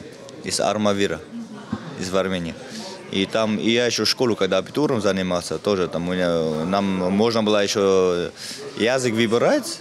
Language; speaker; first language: Russian; non-native, fluent; Armenian